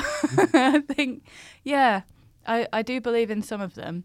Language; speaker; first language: English; native; English